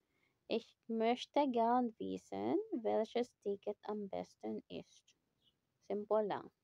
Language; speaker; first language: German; non-native, fluent; Filipino